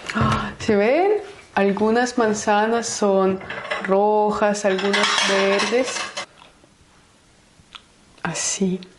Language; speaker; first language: Spanish; non-native, learner; Russian